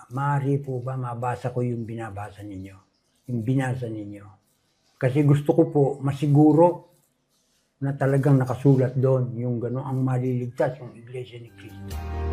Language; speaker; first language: Filipino; non-native, local second language; Bikol